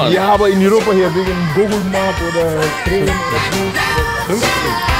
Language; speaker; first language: German; non-native, learner; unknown